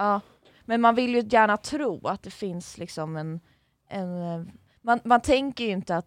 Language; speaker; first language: Swedish; native; Swedish